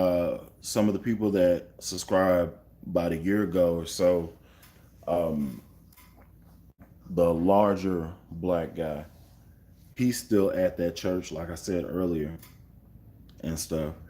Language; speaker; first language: English; native; English